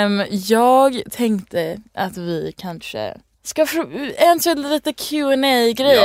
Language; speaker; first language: Swedish; early bilingual, other home language; English